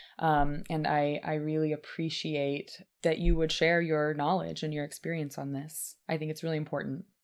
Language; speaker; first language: English; native; English